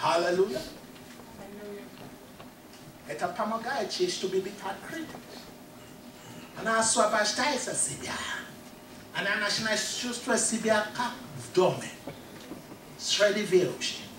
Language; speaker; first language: Russian; non-native, fluent; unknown